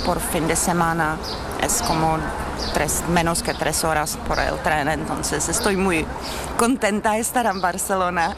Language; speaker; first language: Spanish; non-native, learner; Czech